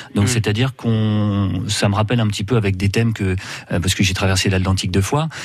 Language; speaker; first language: French; native; French